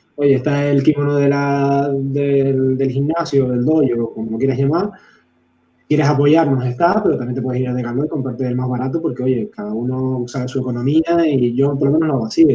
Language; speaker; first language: Spanish; native; Spanish